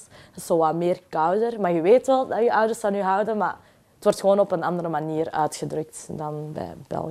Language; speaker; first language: Dutch; early bilingual, other home language; Cantonese